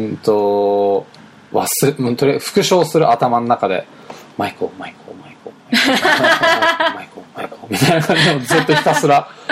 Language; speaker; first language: Japanese; early bilingual, heritage; Japanese